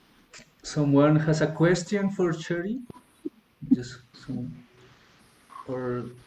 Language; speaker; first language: English; non-native, learner; Spanish